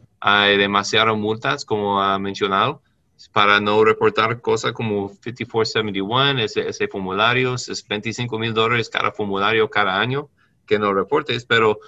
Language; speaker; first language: Spanish; non-native, learner; English